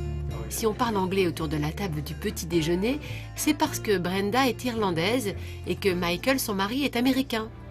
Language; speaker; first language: French; native; French